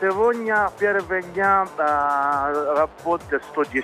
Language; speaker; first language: Russian; non-native, learner; Italian